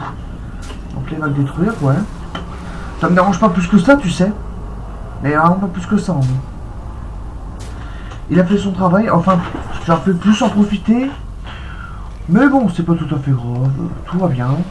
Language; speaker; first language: French; native; French